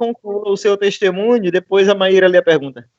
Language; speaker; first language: Portuguese; native; Portuguese